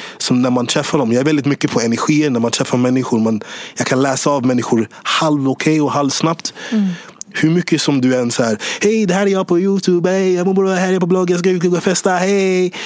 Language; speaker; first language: Swedish; early bilingual, other home language; English